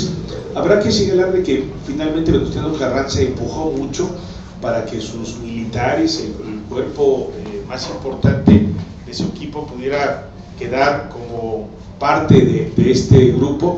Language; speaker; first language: Spanish; native; Spanish